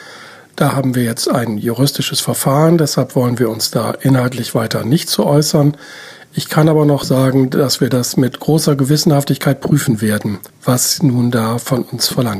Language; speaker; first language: German; native; German